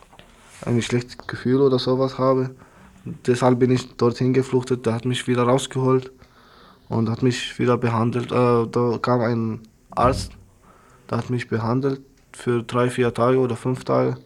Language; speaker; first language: German; non-native, learner; Arabic